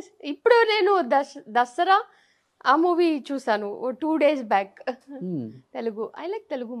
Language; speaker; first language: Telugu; non-native, local second language; Tamil